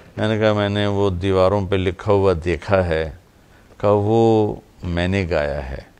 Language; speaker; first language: Urdu; non-native, local second language; Punjabi